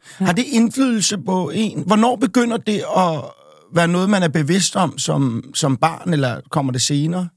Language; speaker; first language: Danish; native; Danish